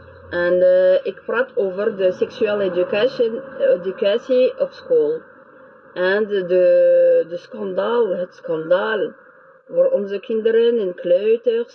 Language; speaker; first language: Dutch; non-native, learner; French